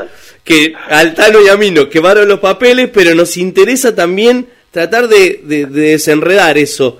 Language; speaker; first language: Spanish; native; Spanish